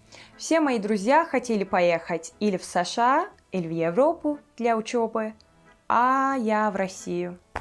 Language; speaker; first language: Russian; non-native, fluent; Turkish